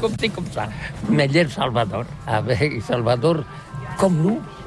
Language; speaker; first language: French; non-native, learner; Catalan